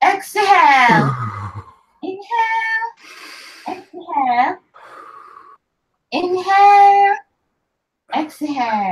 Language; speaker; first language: English; non-native, learner; Japanese